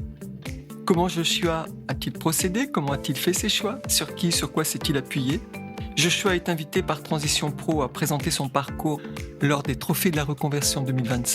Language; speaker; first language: French; native; French